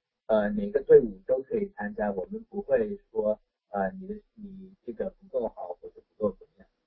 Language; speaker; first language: Chinese; non-native, fluent; English